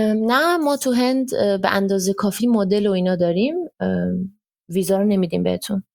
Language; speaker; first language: Persian; early bilingual, heritage; Persian